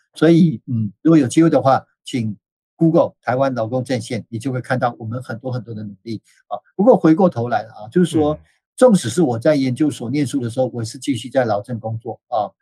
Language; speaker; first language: Chinese; native; Chinese